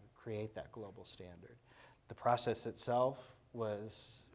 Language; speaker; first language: English; native; English